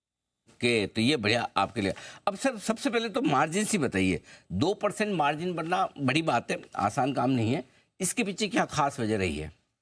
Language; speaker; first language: Hindi; native; Hindi